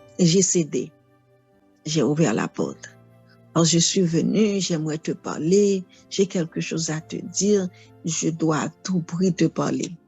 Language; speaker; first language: French; non-native, local second language; Haitian Creole